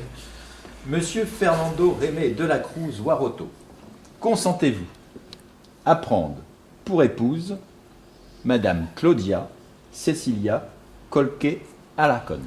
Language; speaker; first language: French; native; French